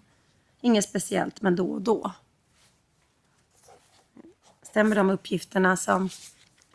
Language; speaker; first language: Swedish; native; Swedish